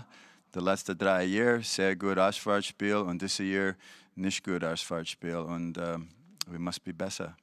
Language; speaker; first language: German; non-native, learner; English